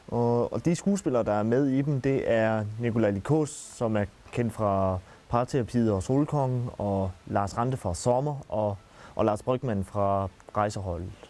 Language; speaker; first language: Danish; native; Danish